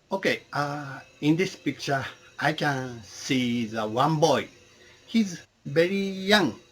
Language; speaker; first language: English; non-native, learner; Japanese